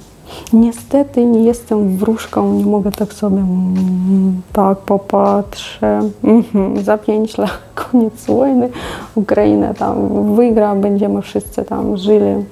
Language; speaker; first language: Polish; non-native, fluent; Russian